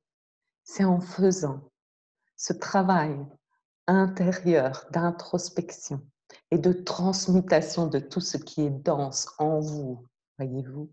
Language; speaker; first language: French; native; French